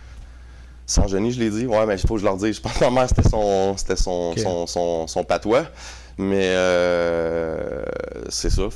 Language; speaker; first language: French; native; French